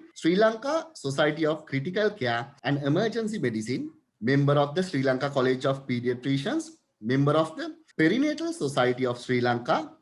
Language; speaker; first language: English; non-native, local second language; Sinhala